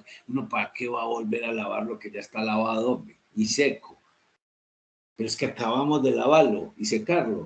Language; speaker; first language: Spanish; native; Spanish